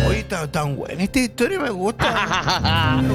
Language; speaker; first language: Spanish; native; Spanish